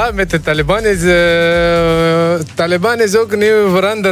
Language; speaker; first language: Dutch; non-native, learner; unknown